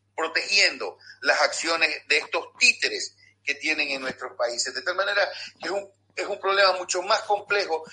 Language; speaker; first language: Spanish; native; Spanish